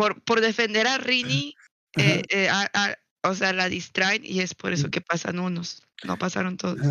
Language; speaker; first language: Spanish; native; Spanish